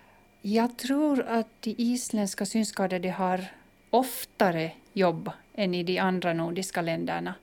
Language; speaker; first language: Swedish; non-native, fluent; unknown